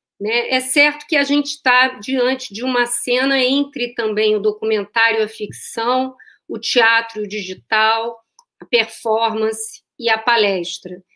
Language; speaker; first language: Portuguese; native; Portuguese